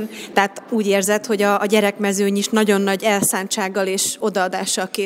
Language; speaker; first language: Hungarian; native; Hungarian